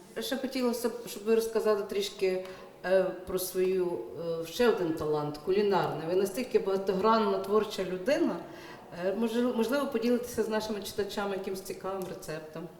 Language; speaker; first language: Ukrainian; native; Ukrainian